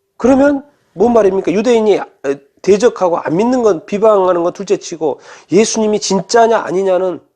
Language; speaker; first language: Korean; native; Korean